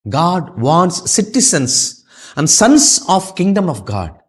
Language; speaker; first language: English; non-native, local second language; Tamil